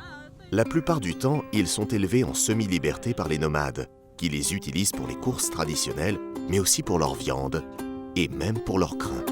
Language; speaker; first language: French; native; French